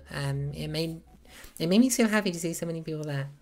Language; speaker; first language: English; native; English